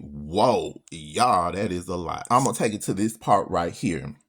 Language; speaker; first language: English; native; English